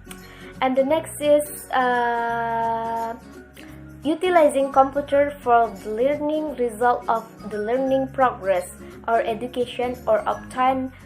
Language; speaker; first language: English; non-native, learner; Indonesian